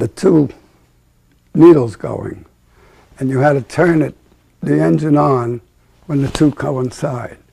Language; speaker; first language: English; native; English